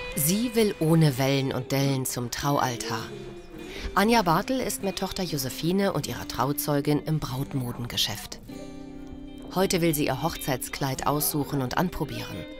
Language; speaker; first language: German; native; German